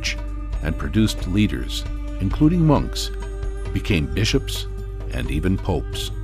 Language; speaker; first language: English; native; English